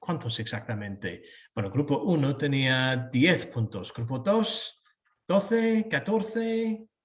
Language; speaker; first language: Spanish; non-native, fluent; English